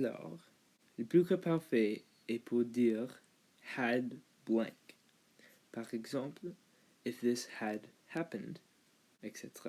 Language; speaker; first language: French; non-native, learner; English